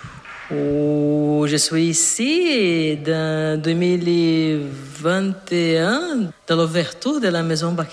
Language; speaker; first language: French; non-native, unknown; Portuguese